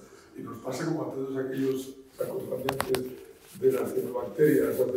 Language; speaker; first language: Spanish; native; Spanish